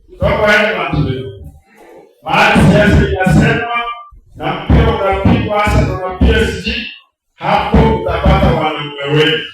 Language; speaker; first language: Swahili; non-native, local second language; Gusii